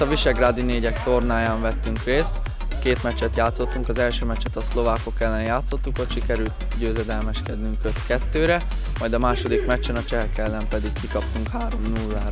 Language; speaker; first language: Hungarian; native; Hungarian